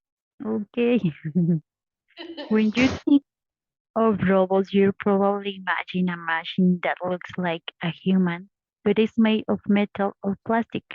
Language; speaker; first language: English; non-native, learner; Spanish